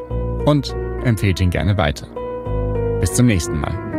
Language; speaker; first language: German; native; German